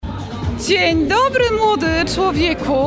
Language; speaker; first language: Polish; native; Polish